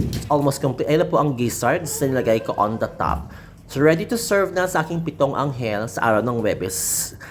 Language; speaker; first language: Filipino; non-native, local second language; Hiligaynon